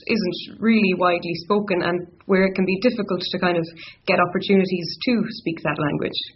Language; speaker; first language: English; non-native, local second language; Irish